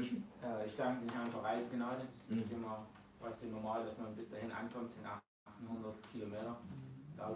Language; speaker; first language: German; native; German